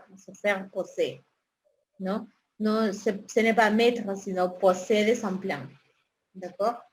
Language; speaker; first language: French; non-native, fluent; Spanish